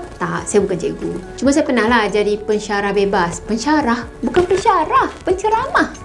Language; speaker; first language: Malay; native; Malay